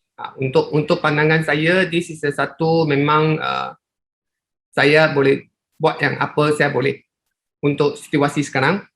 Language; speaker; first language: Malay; non-native, local second language; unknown